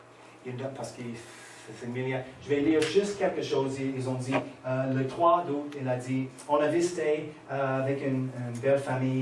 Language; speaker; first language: French; non-native, fluent; English